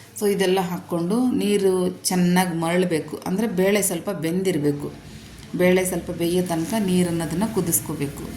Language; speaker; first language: Kannada; non-native, local second language; Telugu